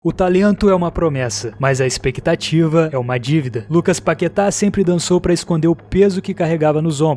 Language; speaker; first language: Portuguese; native; Portuguese